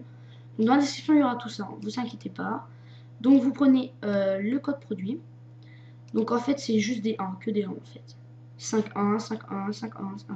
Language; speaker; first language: French; native; French